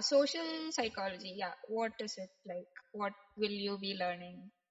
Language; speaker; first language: English; non-native, local second language; Malayalam